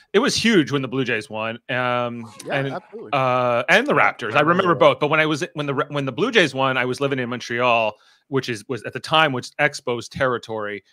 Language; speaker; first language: English; native; English